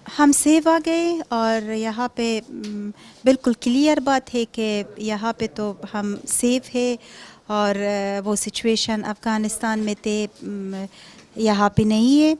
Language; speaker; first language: Hindi; non-native, fluent; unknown